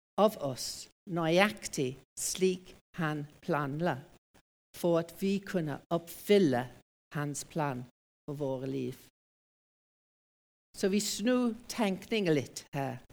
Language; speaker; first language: Norwegian; non-native, fluent; English